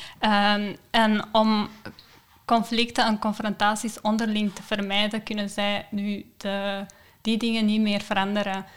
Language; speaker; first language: Dutch; non-native, fluent; Persian